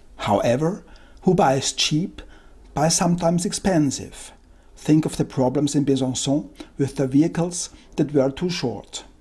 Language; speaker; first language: English; non-native, fluent; German